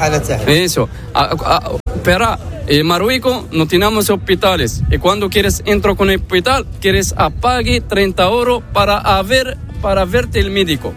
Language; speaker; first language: Spanish; non-native, learner; Arabic